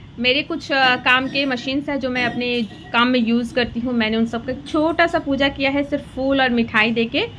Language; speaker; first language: Hindi; native; Hindi